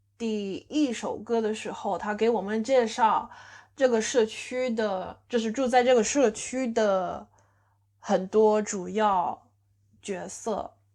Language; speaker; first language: Chinese; non-native, fluent; English